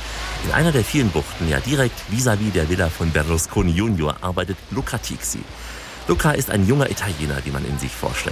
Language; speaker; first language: German; native; German